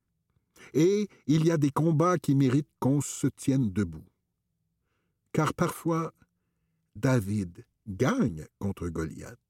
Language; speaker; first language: French; native; French